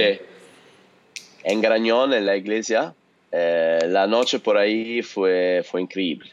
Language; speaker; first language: Spanish; non-native, learner; Italian